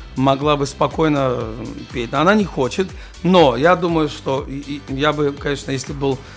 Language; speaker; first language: Russian; non-native, fluent; Georgian